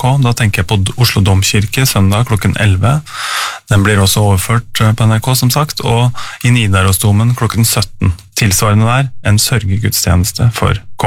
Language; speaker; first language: Norwegian; native; Norwegian